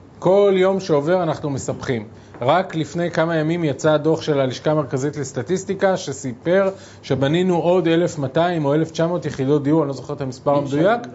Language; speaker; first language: Hebrew; native; Hebrew